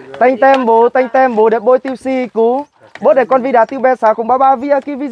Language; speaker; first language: Portuguese; non-native, learner; Vietnamese